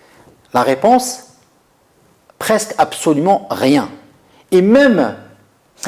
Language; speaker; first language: French; non-native, local second language; Arabic